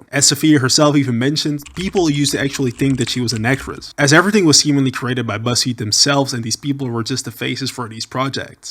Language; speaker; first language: English; native; English